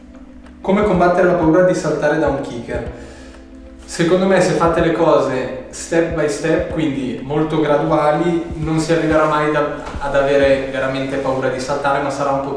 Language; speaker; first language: Italian; native; Italian